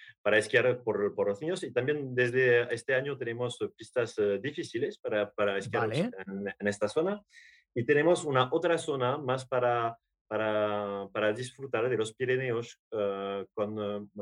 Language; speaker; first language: Spanish; non-native, learner; French